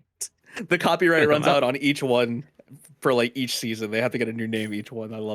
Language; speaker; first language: English; native; English